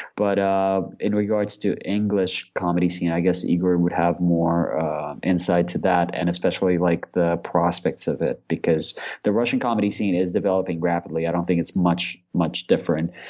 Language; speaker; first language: English; non-native, fluent; Russian